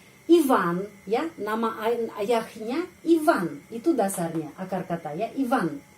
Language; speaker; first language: Indonesian; non-native, fluent; Russian